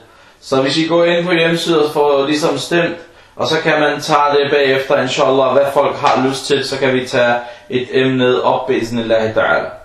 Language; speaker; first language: Danish; early bilingual, other home language; Arabic